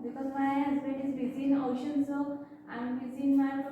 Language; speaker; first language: English; non-native, learner; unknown